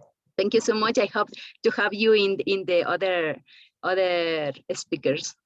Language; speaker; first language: English; non-native, learner; Spanish